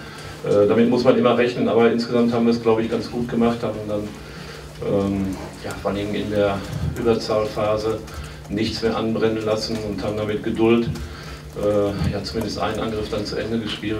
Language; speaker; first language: German; native; German